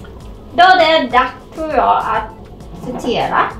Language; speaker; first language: Swedish; non-native, learner; Thai